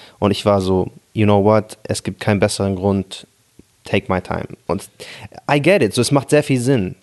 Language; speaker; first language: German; early bilingual, other home language; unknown